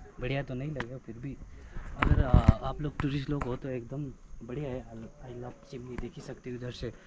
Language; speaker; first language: Hindi; non-native, local second language; Nepali